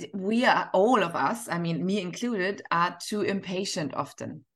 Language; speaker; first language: English; non-native, fluent; German